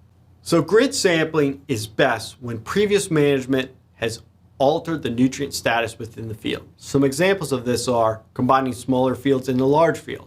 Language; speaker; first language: English; native; English